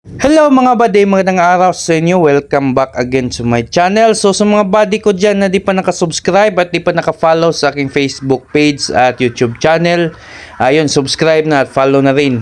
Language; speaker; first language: Filipino; non-native, local second language; Cebuano